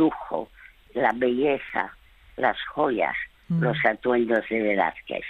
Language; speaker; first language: Spanish; early bilingual, other home language; French